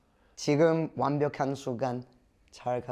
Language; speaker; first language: Korean; non-native, learner; English